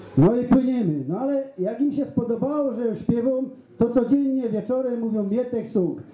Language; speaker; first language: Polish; native; Polish